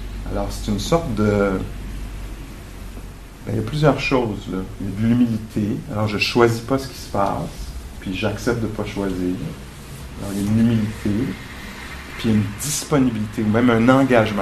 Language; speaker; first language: French; native; French